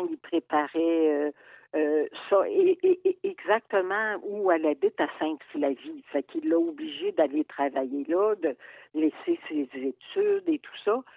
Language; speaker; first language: French; native; French